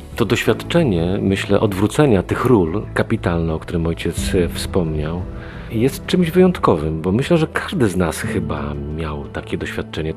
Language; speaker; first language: Polish; native; Polish